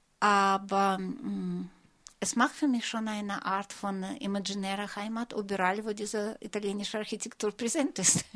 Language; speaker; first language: German; non-native, fluent; Russian